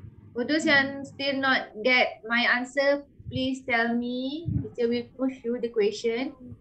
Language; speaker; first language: English; non-native, local second language; Malay